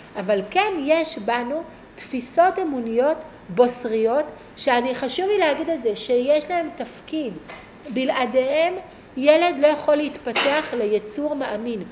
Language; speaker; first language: Hebrew; native; Hebrew